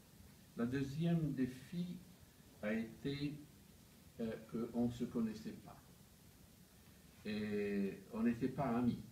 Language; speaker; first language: French; non-native, fluent; Italian